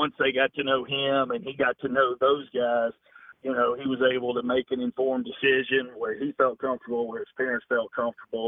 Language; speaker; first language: English; native; English